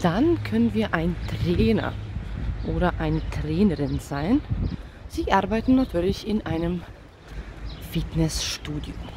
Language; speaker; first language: German; non-native, fluent; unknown